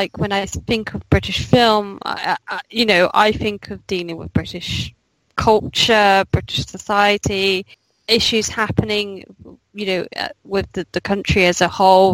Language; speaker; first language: English; native; English